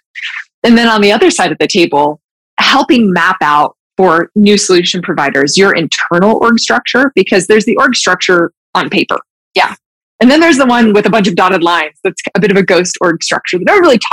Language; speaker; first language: English; native; English